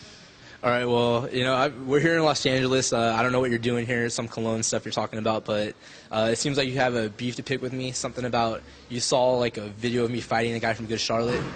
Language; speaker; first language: English; native; English